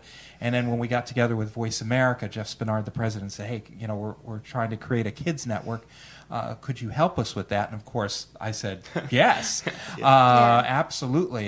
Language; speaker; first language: English; early bilingual, other home language; Italian